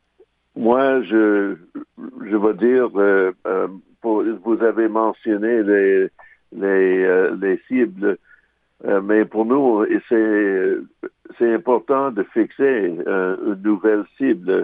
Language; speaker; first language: French; non-native, local second language; English